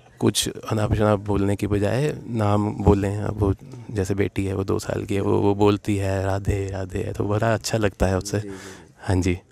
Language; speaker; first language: Hindi; native; Hindi